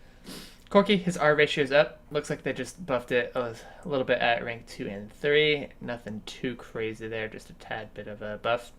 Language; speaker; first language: English; native; English